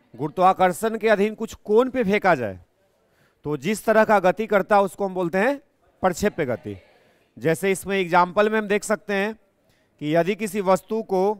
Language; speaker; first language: Hindi; native; Hindi